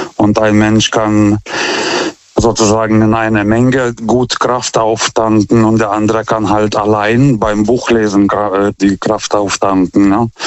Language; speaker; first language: German; non-native, fluent; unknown